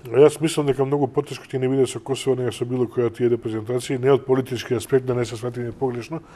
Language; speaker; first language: Macedonian; native; Macedonian